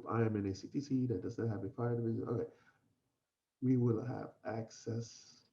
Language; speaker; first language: English; native; English